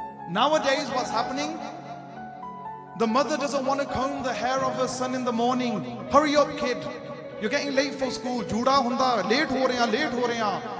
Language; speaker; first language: English; early bilingual, other home language; Punjabi